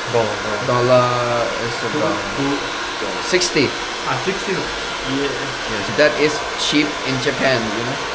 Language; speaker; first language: English; non-native, learner; Thai